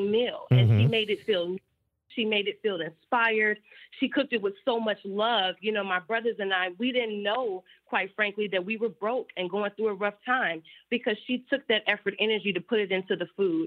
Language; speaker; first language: English; native; English